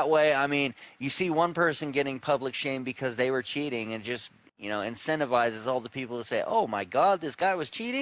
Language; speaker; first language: English; native; English